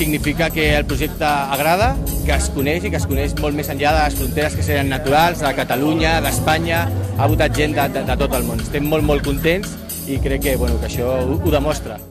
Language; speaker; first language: Catalan; native; Catalan